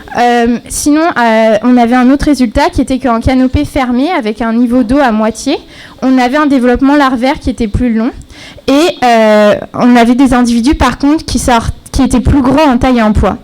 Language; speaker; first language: French; native; French